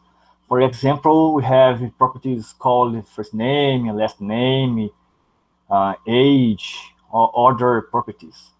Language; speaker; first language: English; non-native, learner; Portuguese